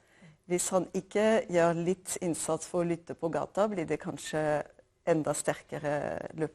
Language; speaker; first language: Norwegian; non-native, fluent; French